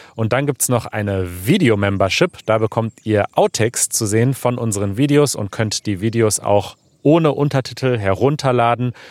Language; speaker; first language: German; native; German